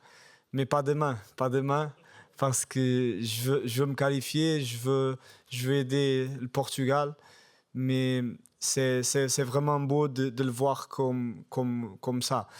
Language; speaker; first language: French; non-native, fluent; Portuguese